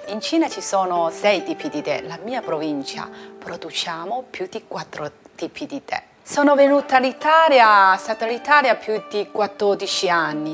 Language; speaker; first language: Italian; non-native, learner; Chinese